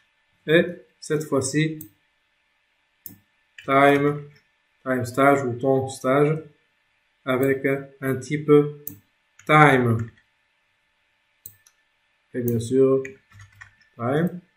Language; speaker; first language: French; non-native, local second language; Arabic